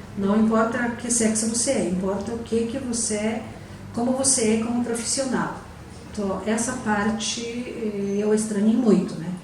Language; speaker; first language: Portuguese; non-native, fluent; Polish